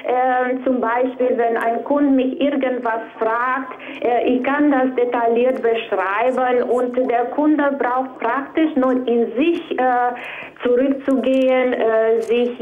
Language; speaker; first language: German; non-native, fluent; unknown